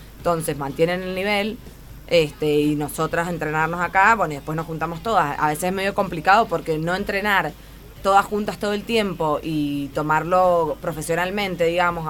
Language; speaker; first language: Spanish; native; Spanish